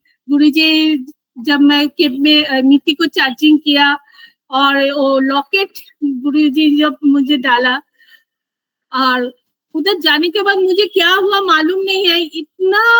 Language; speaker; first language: Hindi; non-native, local second language; Bangla